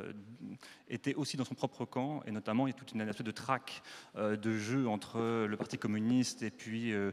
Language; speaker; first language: French; native; French